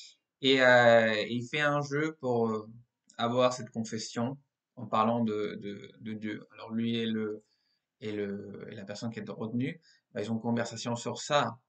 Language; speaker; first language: French; non-native, fluent; Spanish